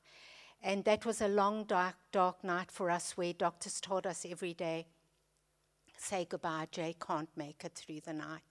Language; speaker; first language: English; native; English